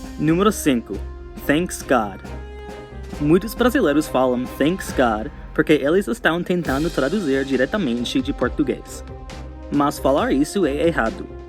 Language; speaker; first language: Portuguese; non-native, fluent; English